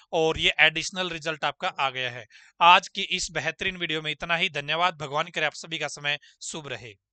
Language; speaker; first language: Hindi; native; Hindi